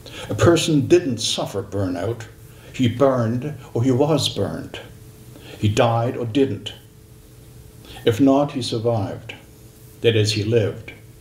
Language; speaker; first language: English; non-native, fluent; German